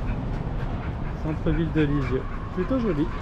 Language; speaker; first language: French; native; French